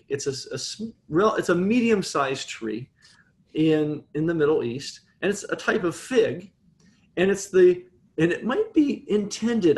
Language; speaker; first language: English; native; English